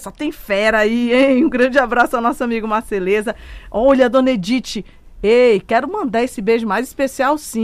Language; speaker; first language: Portuguese; native; Portuguese